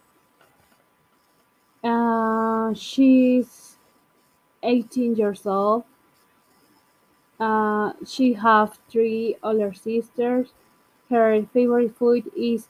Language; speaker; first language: English; non-native, learner; Spanish